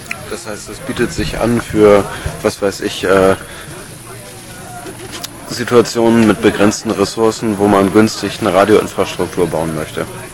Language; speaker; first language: German; native; German